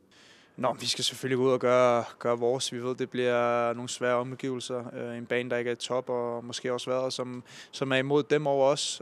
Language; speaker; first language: Danish; native; Danish